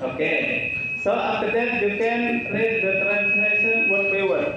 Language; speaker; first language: English; non-native, learner; Indonesian